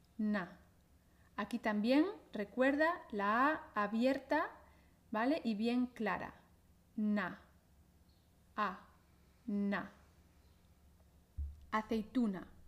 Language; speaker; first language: Spanish; native; Spanish